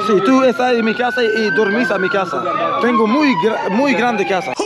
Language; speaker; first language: Spanish; non-native, learner; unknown